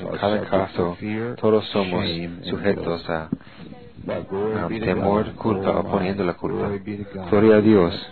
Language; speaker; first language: Spanish; non-native, learner; English